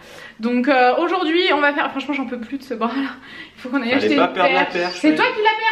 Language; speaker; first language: French; native; French